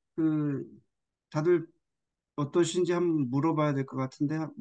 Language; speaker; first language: Korean; native; Korean